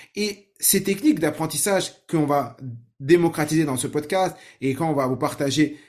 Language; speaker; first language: French; native; French